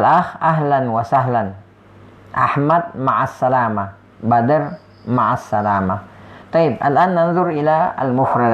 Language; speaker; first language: Arabic; non-native, fluent; Indonesian